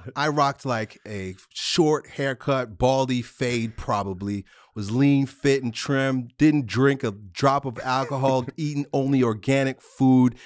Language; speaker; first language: English; native; English